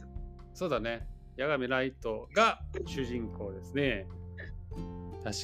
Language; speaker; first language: Japanese; native; Japanese